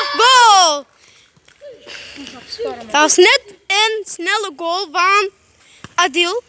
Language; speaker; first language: Dutch; non-native, local second language; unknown